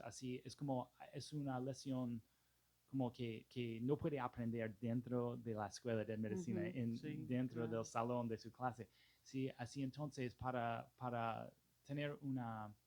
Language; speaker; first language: Spanish; non-native, fluent; English